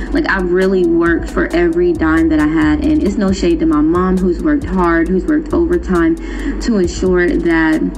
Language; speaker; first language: English; native; English